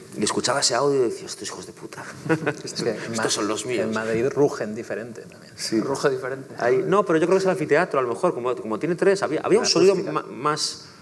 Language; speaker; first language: Spanish; native; Spanish